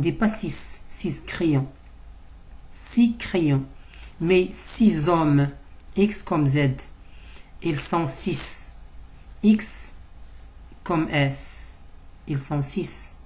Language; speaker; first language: French; non-native, local second language; Arabic